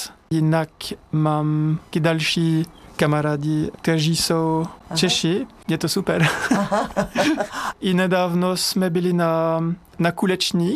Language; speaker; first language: Czech; non-native, learner; French